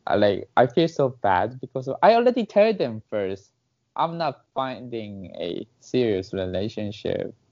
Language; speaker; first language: English; non-native, fluent; Korean